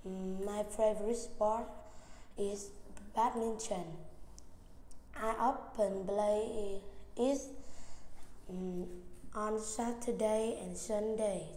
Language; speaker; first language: English; non-native, learner; Vietnamese